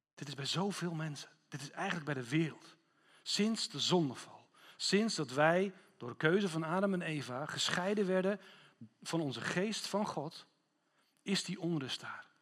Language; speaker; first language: Dutch; non-native, fluent; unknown